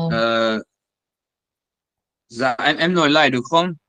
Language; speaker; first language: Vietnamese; non-native, learner; French